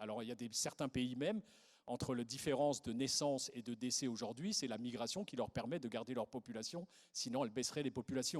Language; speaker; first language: French; native; French